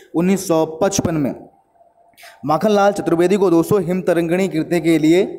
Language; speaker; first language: Hindi; native; Hindi